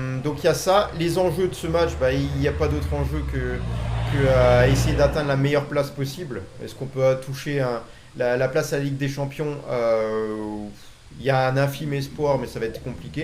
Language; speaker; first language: French; native; French